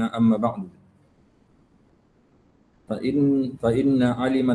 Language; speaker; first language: Arabic; non-native, learner; Indonesian